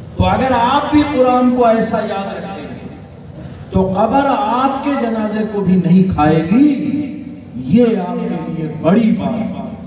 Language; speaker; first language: Urdu; native; Urdu